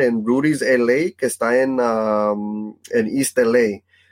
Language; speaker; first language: Spanish; early bilingual, heritage; Spanish